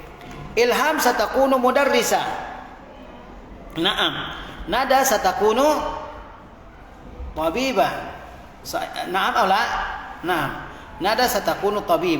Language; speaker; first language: Arabic; non-native, fluent; Indonesian